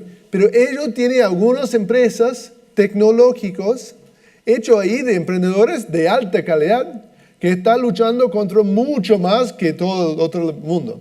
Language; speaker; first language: Spanish; non-native, fluent; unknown